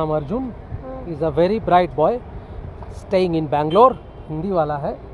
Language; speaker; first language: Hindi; non-native, local second language; Bangla